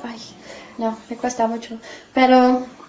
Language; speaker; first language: Spanish; non-native, learner; English